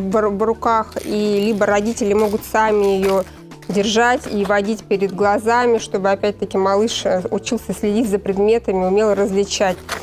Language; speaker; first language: Russian; native; Russian